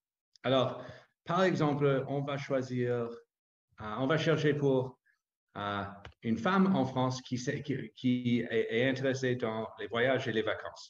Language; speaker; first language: French; non-native, fluent; English